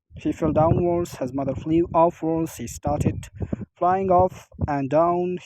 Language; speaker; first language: English; non-native, local second language; Urdu